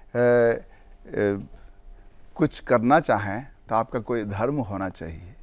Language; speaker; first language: Hindi; non-native, local second language; Malayalam